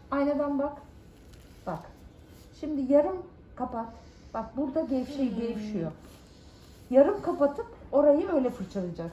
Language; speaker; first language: Turkish; native; Turkish